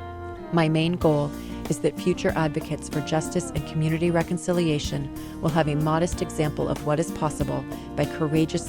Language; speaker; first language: English; native; English